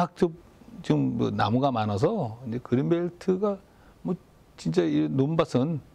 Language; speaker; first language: Korean; native; Korean